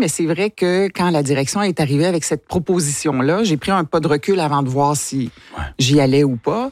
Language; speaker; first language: French; native; French